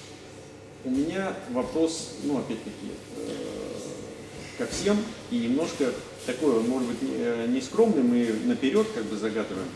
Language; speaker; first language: Russian; native; Russian